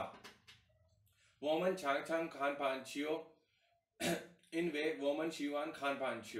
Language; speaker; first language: Chinese; non-native, learner; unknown